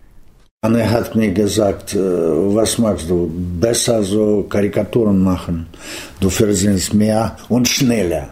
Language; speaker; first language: German; non-native, learner; Russian